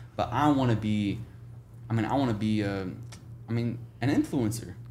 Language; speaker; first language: English; native; English